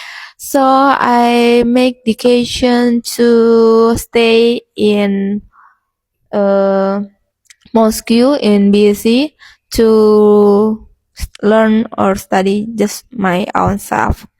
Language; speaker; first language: English; non-native, learner; Indonesian